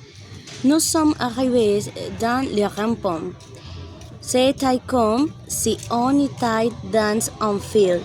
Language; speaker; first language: French; non-native, learner; Spanish